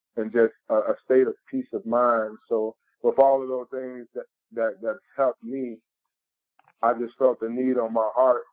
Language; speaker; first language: English; native; English